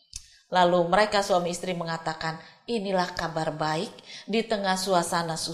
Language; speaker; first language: Indonesian; native; Indonesian